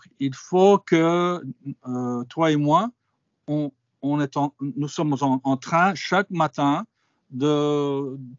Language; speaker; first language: French; non-native, fluent; English